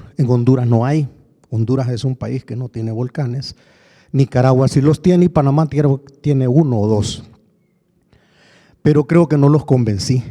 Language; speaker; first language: Spanish; native; Spanish